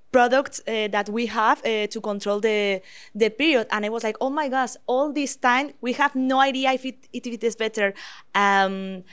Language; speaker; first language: English; non-native, fluent; Spanish